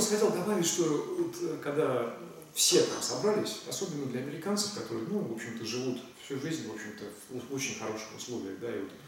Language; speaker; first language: Russian; native; Russian